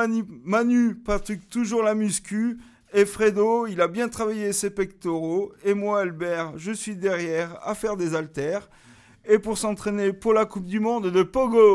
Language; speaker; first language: French; native; French